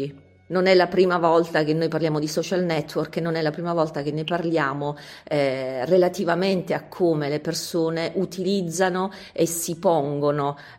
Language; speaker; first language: Italian; native; Italian